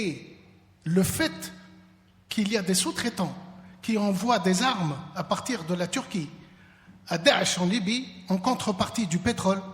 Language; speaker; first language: French; non-native, local second language; Arabic